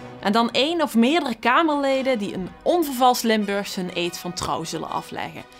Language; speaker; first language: Dutch; native; Dutch